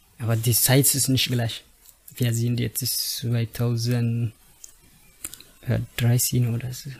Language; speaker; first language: German; non-native, learner; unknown